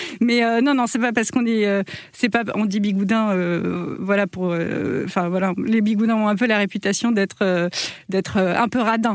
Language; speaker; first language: French; native; French